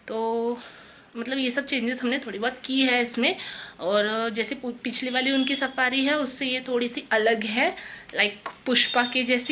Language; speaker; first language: Hindi; native; Hindi